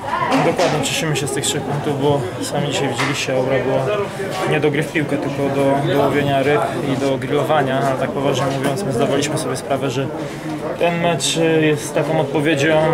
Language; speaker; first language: Polish; native; Polish